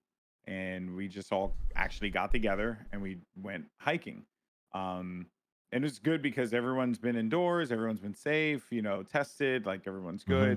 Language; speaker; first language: English; native; English